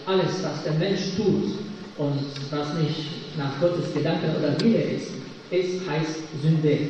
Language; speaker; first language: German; non-native, fluent; Polish